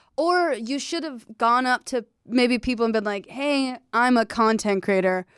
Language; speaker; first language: English; native; English